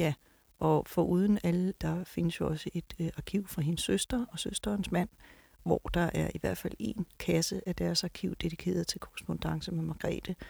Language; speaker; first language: Danish; native; Danish